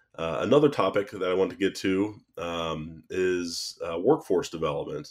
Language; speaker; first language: English; native; English